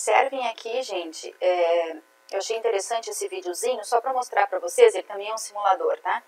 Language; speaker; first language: Portuguese; native; Portuguese